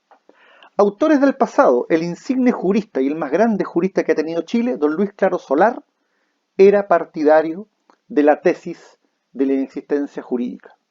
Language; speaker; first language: Spanish; native; Spanish